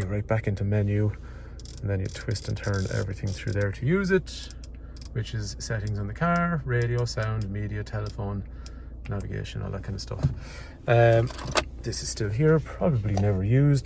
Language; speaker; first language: English; native; English